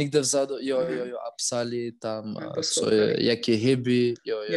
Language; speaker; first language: Czech; non-native, learner; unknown